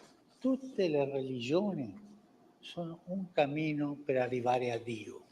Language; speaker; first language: Italian; non-native, fluent; Spanish